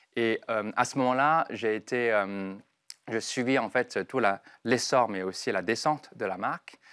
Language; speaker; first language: French; non-native, fluent; Chinese